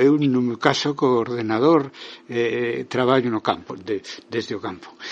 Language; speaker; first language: Galician; native; Galician